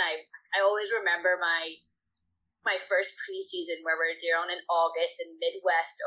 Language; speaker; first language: English; native; English